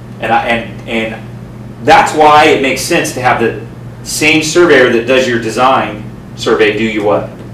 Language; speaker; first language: English; native; English